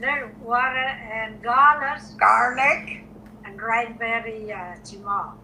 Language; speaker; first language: English; non-native, learner; Vietnamese